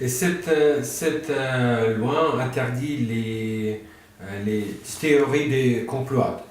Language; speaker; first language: French; non-native, fluent; Russian